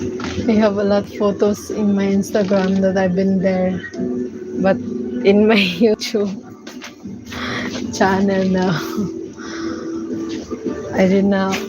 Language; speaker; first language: English; non-native, local second language; Filipino